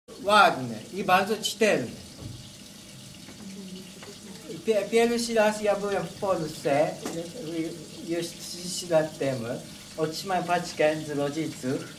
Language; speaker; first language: Polish; non-native, learner; Japanese